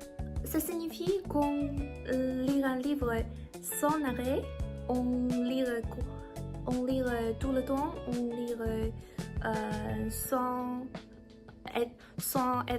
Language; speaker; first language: French; non-native, learner; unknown